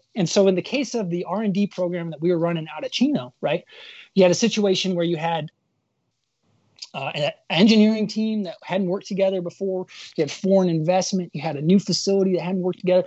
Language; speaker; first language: English; native; English